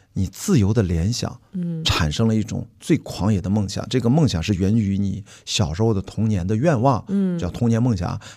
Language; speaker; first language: Chinese; native; Chinese